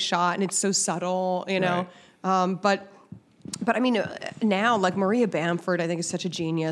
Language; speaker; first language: English; native; English